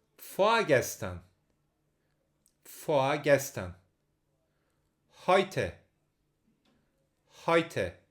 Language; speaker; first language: German; non-native, fluent; Turkish